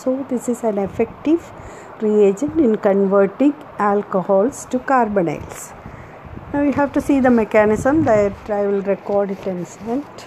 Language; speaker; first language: English; non-native, local second language; Malayalam